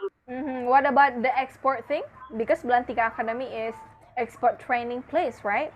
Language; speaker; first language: English; non-native, fluent; Indonesian